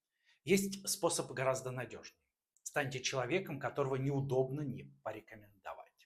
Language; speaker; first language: Russian; native; Russian